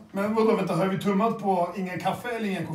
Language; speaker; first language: Swedish; early bilingual, other home language; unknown